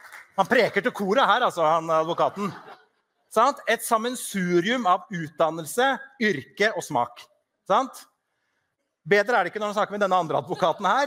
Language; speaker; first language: Norwegian; native; Norwegian